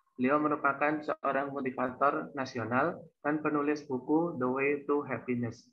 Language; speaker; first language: Indonesian; native; Indonesian